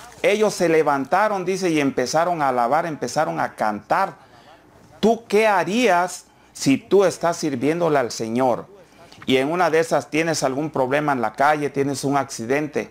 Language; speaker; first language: Spanish; native; Spanish